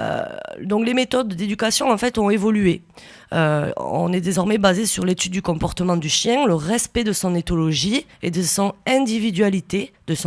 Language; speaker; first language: French; native; French